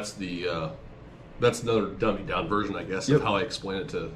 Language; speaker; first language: English; native; English